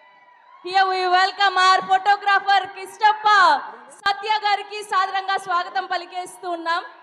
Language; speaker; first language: Telugu; native; Telugu